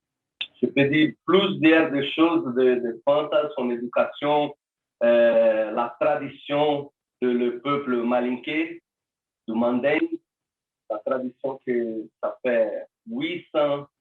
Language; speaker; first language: French; non-native, learner; Portuguese